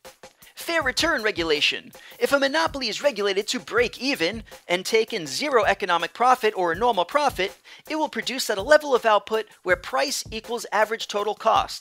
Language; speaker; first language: English; native; English